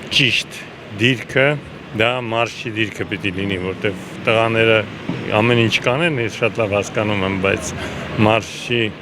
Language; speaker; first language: Armenian; native; Armenian